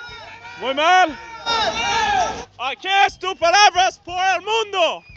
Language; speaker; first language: Spanish; non-native, learner; English